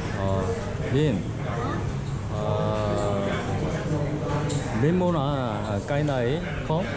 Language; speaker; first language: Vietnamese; non-native, learner; Korean